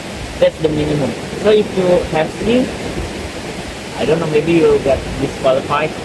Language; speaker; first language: English; non-native, learner; Indonesian